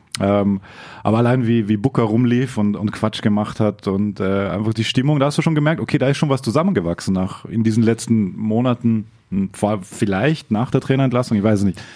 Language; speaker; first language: German; native; German